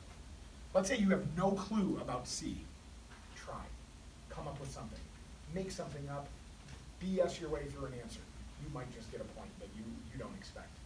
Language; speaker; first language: English; native; English